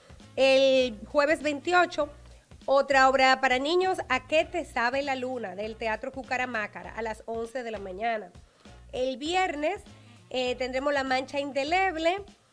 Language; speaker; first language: Spanish; native; Spanish